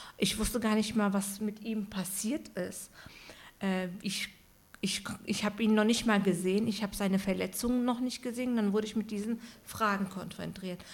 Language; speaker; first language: German; early bilingual, other home language; Turkish